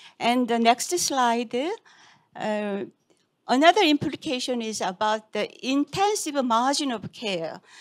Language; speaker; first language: English; non-native, fluent; Korean